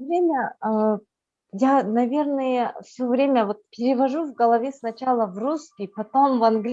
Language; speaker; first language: Russian; non-native, fluent; Turkish